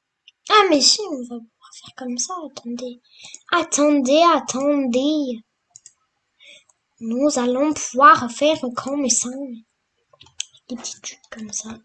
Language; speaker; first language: French; native; French